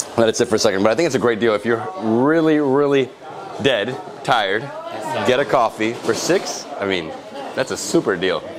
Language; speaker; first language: English; early bilingual, other home language; Spanish